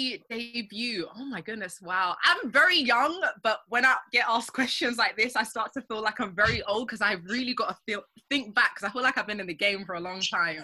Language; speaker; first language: English; native; English